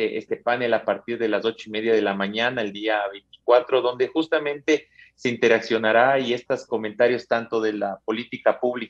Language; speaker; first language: Spanish; native; Spanish